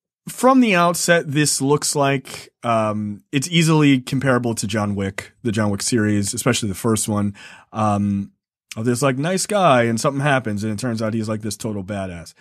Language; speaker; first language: English; native; English